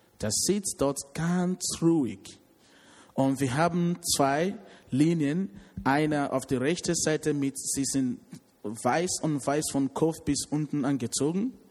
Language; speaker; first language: German; non-native, learner; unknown